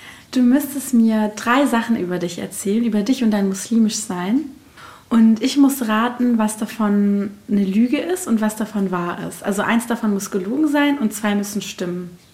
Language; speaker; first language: German; native; German